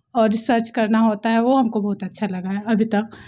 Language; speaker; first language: Hindi; native; Hindi